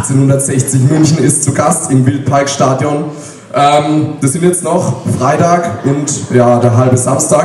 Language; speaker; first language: German; native; German